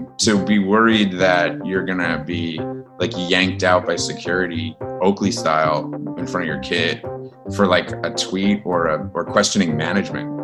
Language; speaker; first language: English; native; English